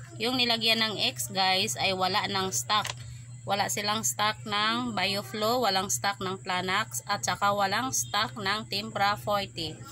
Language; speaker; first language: Filipino; non-native, local second language; Cebuano